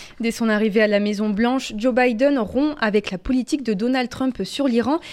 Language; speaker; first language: French; native; French